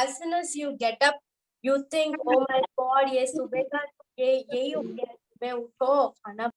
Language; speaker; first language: Hindi; native; Hindi